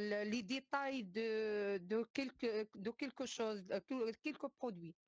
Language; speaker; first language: French; non-native, learner; Arabic